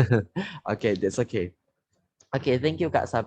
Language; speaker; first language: English; non-native, fluent; Indonesian